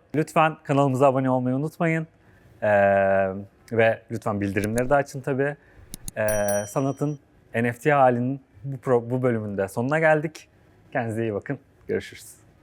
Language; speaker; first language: Turkish; native; Turkish